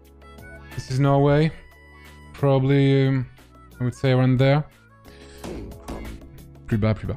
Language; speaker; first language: English; non-native, fluent; French